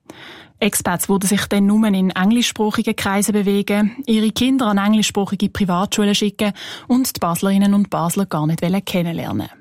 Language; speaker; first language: German; native; German